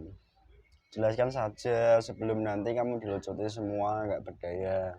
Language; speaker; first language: Indonesian; native; Indonesian